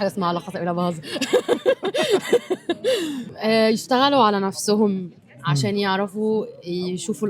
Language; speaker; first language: Arabic; native; Arabic